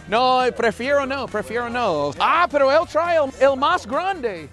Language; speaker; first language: Spanish; non-native, fluent; English